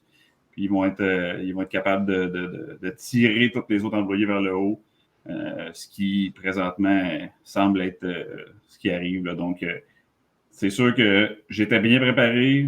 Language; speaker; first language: French; native; French